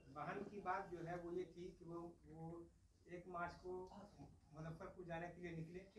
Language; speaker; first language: Hindi; native; Hindi